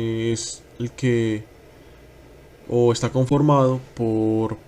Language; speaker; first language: Spanish; native; Spanish